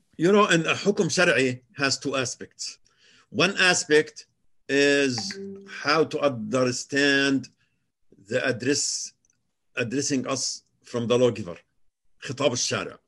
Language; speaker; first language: English; non-native, fluent; Arabic